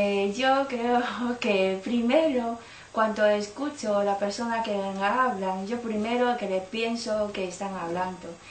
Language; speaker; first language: Spanish; non-native, learner; Chinese